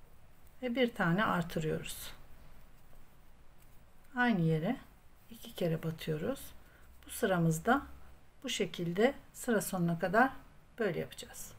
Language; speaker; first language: Turkish; native; Turkish